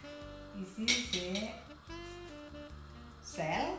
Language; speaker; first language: French; non-native, learner; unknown